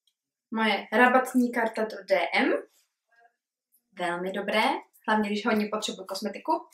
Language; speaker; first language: Czech; early bilingual, heritage; Czech